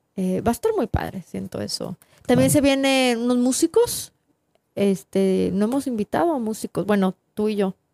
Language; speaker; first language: Spanish; native; Spanish